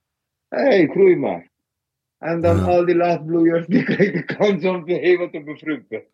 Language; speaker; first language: Dutch; non-native, fluent; Malayalam